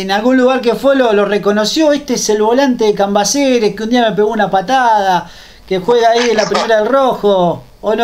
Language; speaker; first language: Spanish; native; Spanish